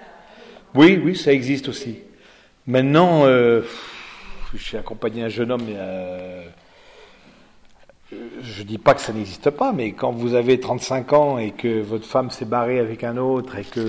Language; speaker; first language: French; native; French